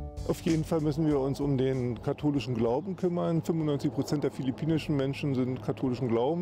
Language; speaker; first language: German; native; German